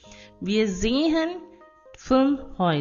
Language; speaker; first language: German; non-native, fluent; Hindi